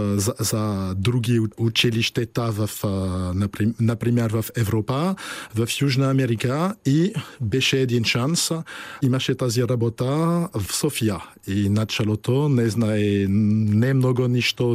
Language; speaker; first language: Bulgarian; non-native, learner; French